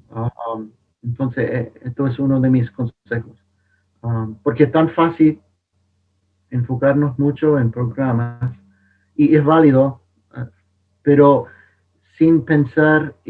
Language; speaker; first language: Spanish; non-native, fluent; English